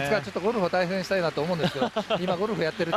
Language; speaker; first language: Japanese; native; Japanese